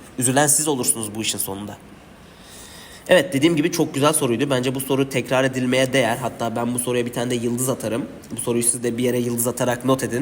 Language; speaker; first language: Turkish; native; Turkish